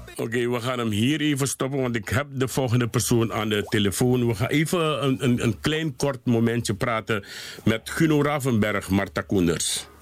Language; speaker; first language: Dutch; native; Dutch